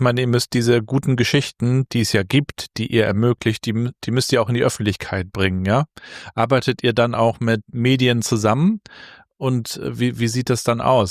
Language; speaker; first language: German; native; German